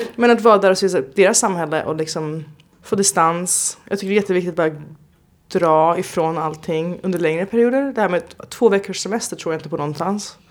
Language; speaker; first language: Swedish; early bilingual, other home language; Persian